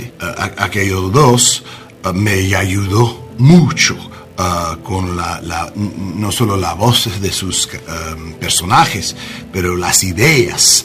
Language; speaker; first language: Spanish; non-native, learner; English